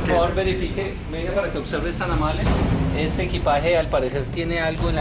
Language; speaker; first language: Spanish; native; Spanish